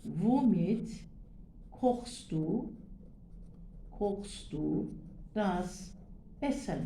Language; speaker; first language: German; non-native, fluent; Turkish